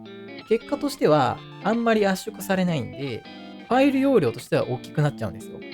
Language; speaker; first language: Japanese; native; Japanese